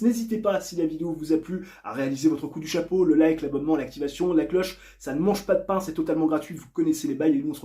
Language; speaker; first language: French; native; French